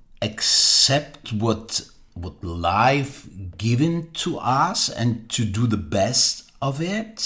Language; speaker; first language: English; non-native, learner; German